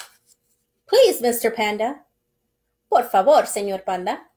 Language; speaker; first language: Spanish; early bilingual, heritage; English